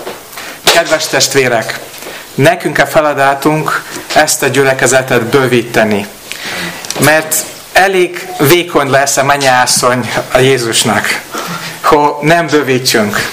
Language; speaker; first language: Hungarian; non-native, learner; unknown